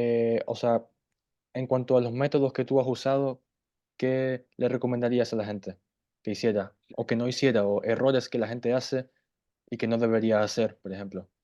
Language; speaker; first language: Spanish; non-native, fluent; German